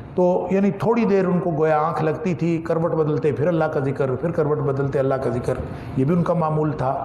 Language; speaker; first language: Urdu; non-native, local second language; Punjabi